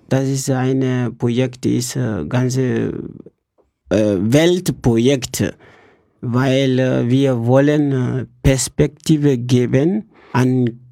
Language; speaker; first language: German; non-native, learner; Mandingo